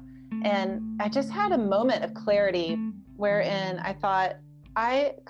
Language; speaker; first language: English; native; English